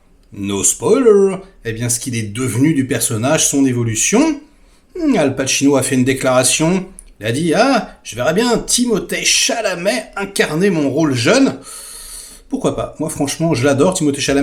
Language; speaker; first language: French; native; French